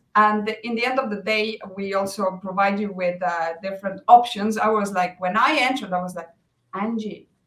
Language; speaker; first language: English; non-native, fluent; Estonian